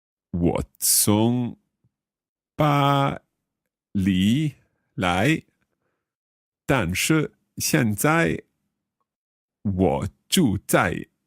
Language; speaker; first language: Chinese; non-native, learner; English